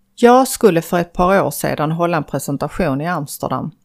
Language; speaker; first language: Swedish; early bilingual, other home language; Azerbaijani